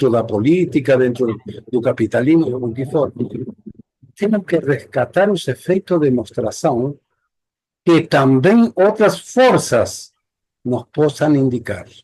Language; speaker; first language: Portuguese; non-native, fluent; Spanish